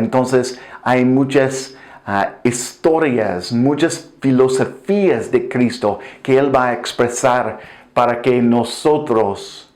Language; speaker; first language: Spanish; non-native, fluent; English